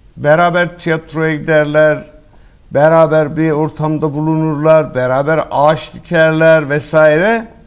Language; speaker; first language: Turkish; native; Turkish